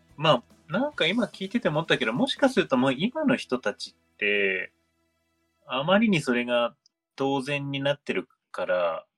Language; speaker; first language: Japanese; native; Japanese